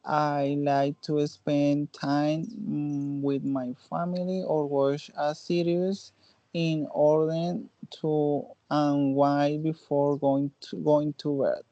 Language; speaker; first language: English; non-native, learner; Spanish